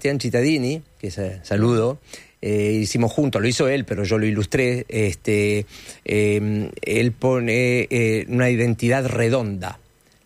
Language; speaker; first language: Spanish; native; Spanish